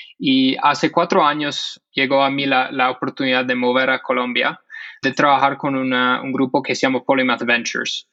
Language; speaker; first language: Spanish; non-native, fluent; English